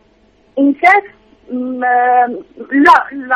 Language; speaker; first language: Arabic; native; Arabic